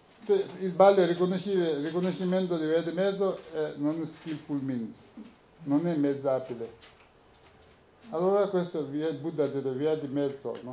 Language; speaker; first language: Italian; non-native, learner; Tibetan